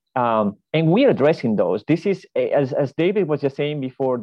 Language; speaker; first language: English; non-native, fluent; Spanish